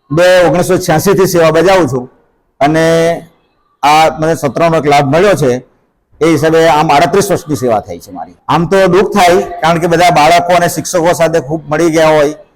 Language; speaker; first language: Gujarati; native; Gujarati